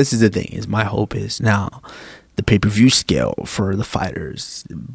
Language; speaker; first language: English; early bilingual, other home language; Yoruba